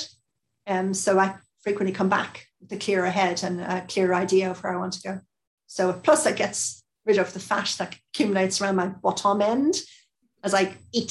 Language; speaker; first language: English; native; English